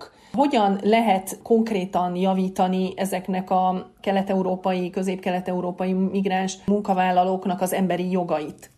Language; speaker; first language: Hungarian; native; Hungarian